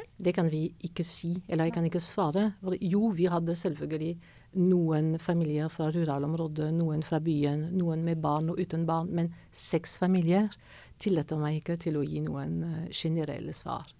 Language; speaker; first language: Norwegian; non-native, fluent; French